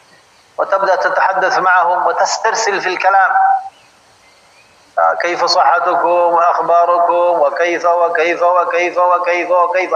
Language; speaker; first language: Arabic; non-native, fluent; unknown